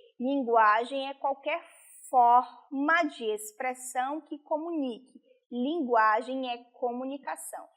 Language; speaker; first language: Portuguese; native; Portuguese